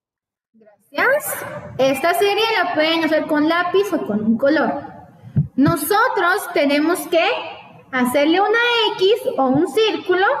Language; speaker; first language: Spanish; native; Spanish